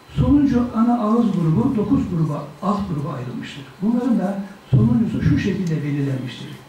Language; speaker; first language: Turkish; native; Turkish